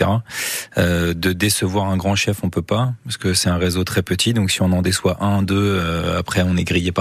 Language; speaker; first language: French; native; French